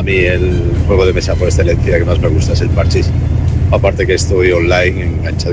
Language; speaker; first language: Spanish; native; Spanish